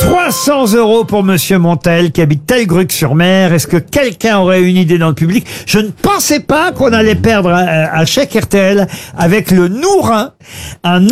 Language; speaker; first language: French; native; French